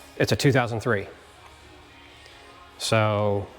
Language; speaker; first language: English; native; English